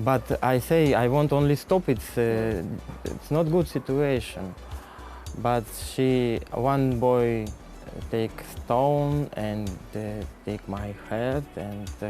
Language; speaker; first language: English; non-native, learner; Russian